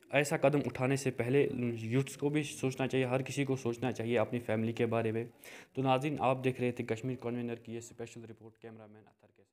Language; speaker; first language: Hindi; non-native, local second language; Kashmiri